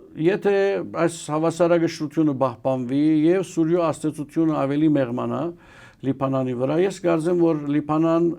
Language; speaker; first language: Armenian; early bilingual, heritage; Armenian